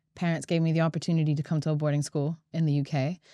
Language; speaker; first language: English; non-native, fluent; Latvian